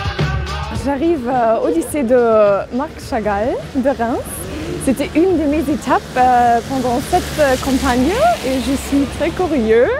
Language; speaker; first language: French; non-native, fluent; German